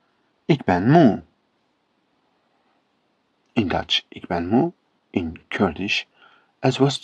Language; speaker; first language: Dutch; non-native, learner; Kurdish